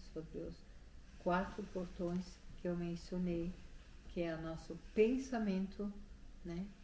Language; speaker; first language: Portuguese; non-native, fluent; German